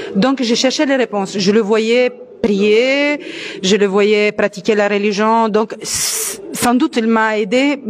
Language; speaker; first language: French; non-native, fluent; Italian